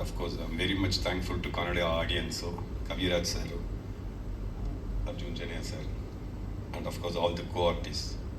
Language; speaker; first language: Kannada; non-native, local second language; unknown